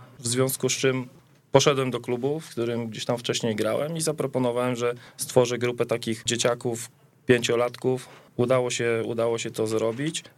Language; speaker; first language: Polish; native; Polish